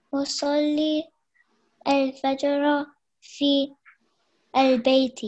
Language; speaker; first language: Arabic; non-native, learner; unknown